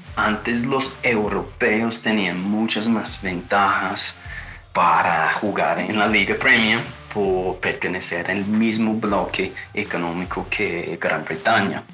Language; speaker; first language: Spanish; non-native, fluent; English